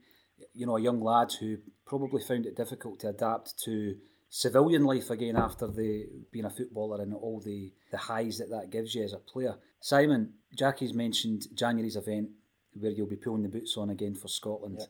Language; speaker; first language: English; native; English